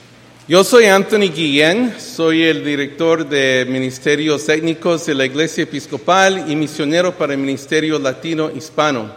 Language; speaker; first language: Spanish; early bilingual, heritage; Spanish